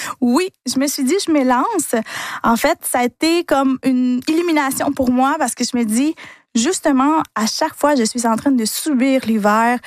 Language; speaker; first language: French; early bilingual, other home language; Spanish